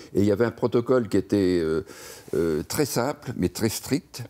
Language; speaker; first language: French; native; French